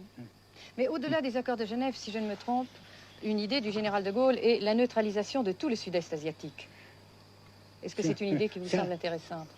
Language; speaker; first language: French; native; French